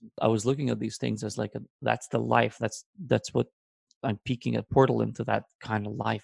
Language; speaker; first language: English; non-native, fluent; Hebrew